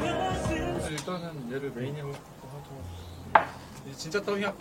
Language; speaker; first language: Korean; native; Korean